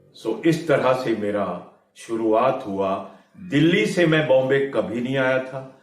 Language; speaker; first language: Hindi; native; Hindi